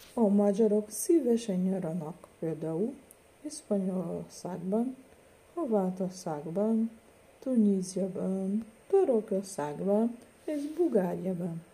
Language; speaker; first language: Hungarian; non-native, learner; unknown